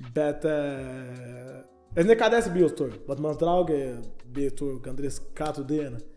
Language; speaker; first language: Latvian; non-native, learner; Portuguese